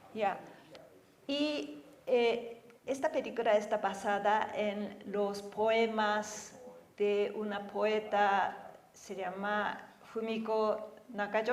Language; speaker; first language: Spanish; non-native, fluent; Japanese